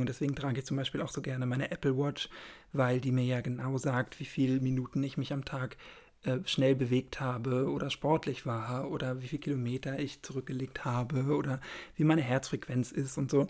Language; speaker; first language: German; native; German